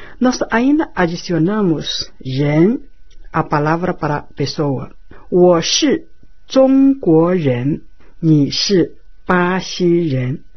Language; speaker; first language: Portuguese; non-native, fluent; Chinese